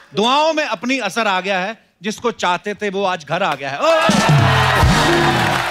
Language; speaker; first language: Hindi; native; Hindi